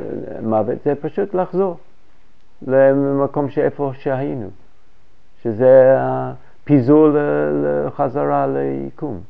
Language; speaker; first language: Hebrew; non-native, fluent; English